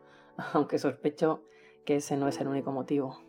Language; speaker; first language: Spanish; native; Spanish